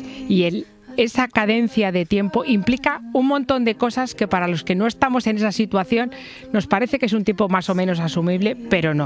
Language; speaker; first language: Spanish; native; Spanish